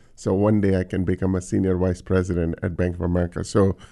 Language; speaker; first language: English; non-native, local second language; Tamil